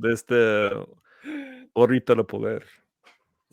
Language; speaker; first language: Spanish; non-native, fluent; English